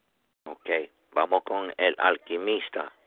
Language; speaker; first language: Spanish; early bilingual, heritage; Spanish